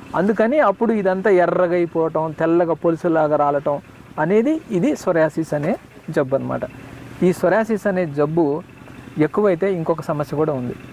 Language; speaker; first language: Telugu; non-native, local second language; Koya